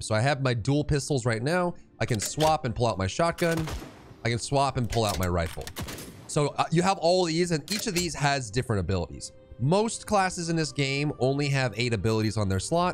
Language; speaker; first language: English; native; English